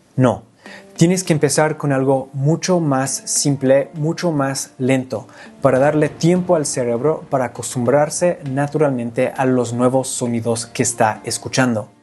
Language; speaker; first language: Spanish; non-native, fluent; English